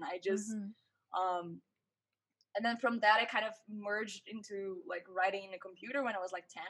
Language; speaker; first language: English; non-native, fluent; Portuguese